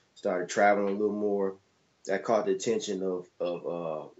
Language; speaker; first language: English; native; English